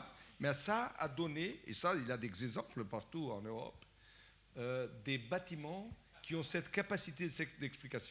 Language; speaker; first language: French; non-native, fluent; Portuguese